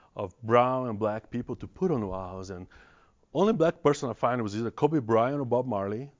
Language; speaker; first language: English; non-native, fluent; Portuguese